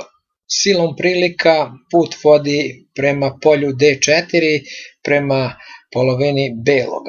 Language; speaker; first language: Serbian; native; Serbian